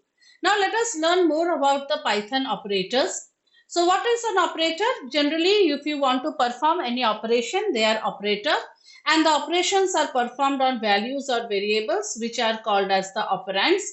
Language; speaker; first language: English; non-native, local second language; Hindi